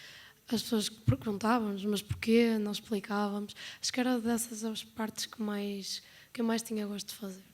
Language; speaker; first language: Portuguese; native; Portuguese